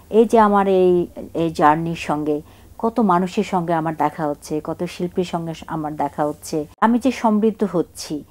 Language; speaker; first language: Bangla; non-native, local second language; Chakma